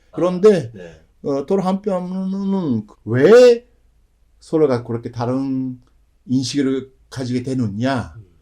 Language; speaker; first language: Korean; non-native, fluent; Japanese